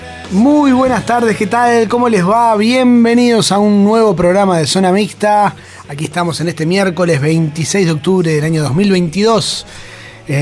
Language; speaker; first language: Spanish; native; Spanish